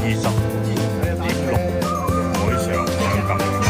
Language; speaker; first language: Chinese; native; Chinese